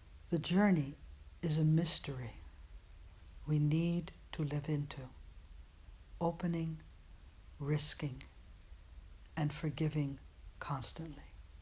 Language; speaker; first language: English; native; English